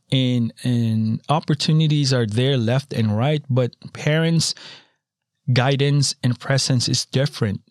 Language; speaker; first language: English; non-native, local second language; Filipino